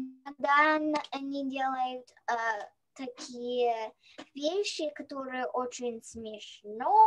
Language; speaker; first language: Russian; early bilingual, heritage; Russian